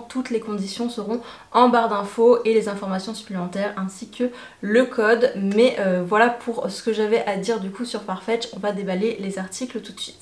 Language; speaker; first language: French; native; French